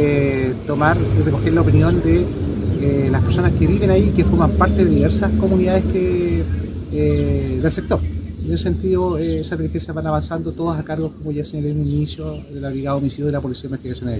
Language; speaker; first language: Spanish; native; Spanish